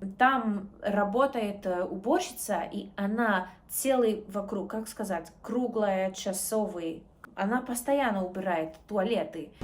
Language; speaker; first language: Russian; non-native, learner; English